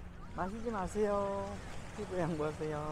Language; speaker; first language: Korean; native; Korean